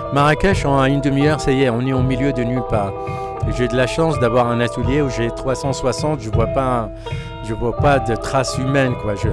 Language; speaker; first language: French; non-native, local second language; Arabic